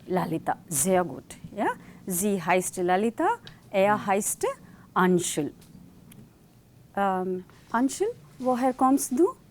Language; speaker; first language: German; non-native, fluent; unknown